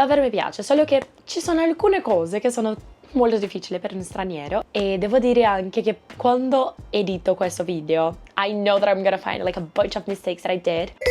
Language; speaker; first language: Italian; non-native, learner; Portuguese